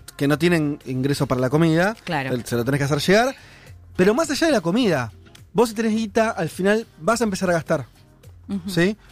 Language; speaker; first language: Spanish; native; Spanish